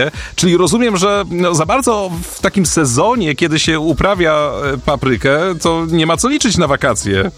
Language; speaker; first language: Polish; native; Polish